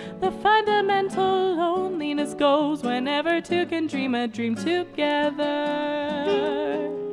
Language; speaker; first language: English; early bilingual, other home language; Portuguese